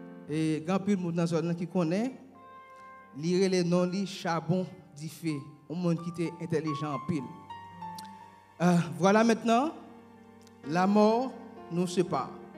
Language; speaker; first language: French; native; French